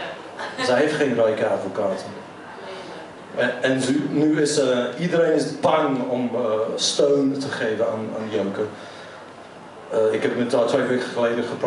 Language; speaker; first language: Dutch; non-native, fluent; English